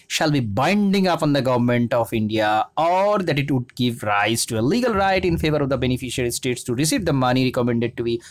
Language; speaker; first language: English; non-native, local second language; Bangla